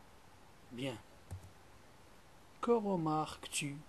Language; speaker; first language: French; non-native, local second language; Arabic